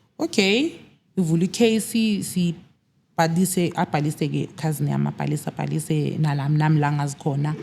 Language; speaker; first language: Zulu; native; Zulu